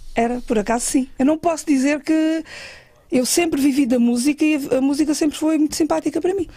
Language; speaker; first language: Portuguese; native; Portuguese